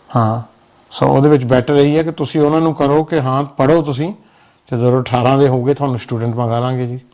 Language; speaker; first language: Punjabi; early bilingual, heritage; Punjabi